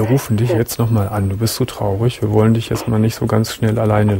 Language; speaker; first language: German; native; German